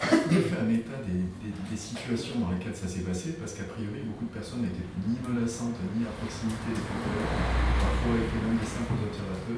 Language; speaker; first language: French; native; French